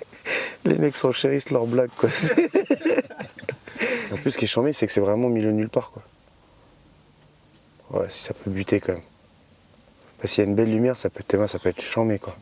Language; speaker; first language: French; native; French